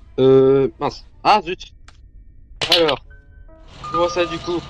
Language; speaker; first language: French; native; French